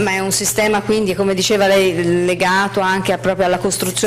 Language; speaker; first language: Italian; native; Italian